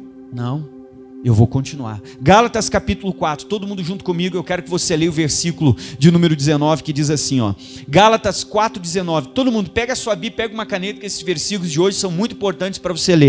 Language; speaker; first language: Portuguese; native; Portuguese